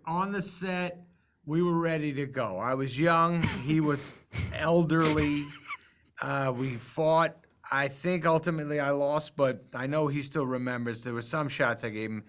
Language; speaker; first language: English; native; English